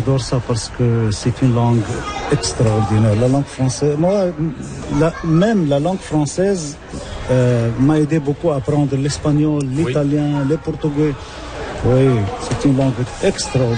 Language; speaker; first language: French; non-native, local second language; Arabic